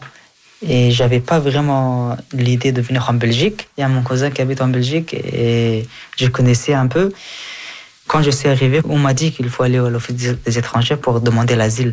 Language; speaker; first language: French; early bilingual, other home language; Persian